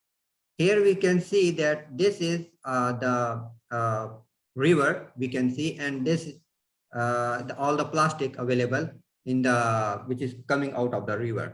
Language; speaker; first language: English; non-native, fluent; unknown